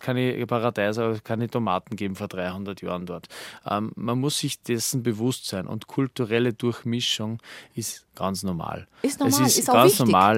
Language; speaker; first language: German; native; German